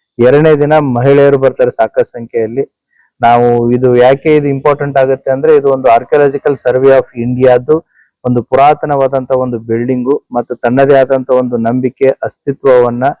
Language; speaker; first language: Kannada; native; Kannada